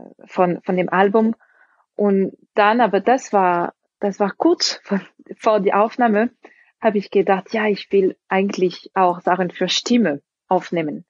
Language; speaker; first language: German; non-native, fluent; French